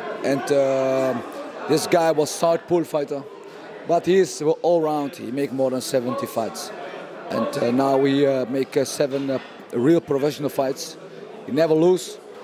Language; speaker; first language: English; non-native, learner; Dutch